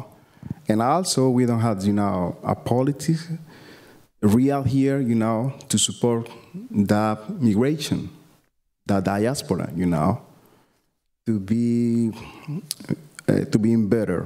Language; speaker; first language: English; non-native, learner; Spanish